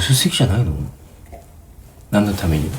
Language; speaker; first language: Japanese; non-native, fluent; Korean